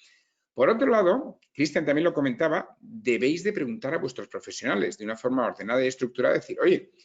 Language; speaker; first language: Spanish; native; Spanish